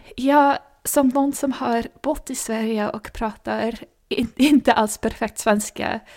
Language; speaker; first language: Swedish; non-native, fluent; English